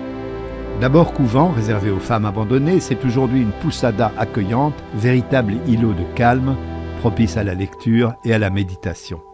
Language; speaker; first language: French; native; French